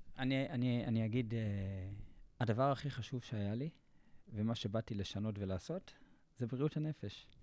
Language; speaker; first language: Hebrew; native; Hebrew